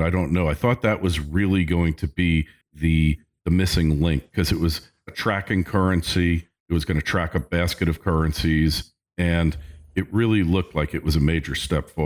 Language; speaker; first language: English; native; English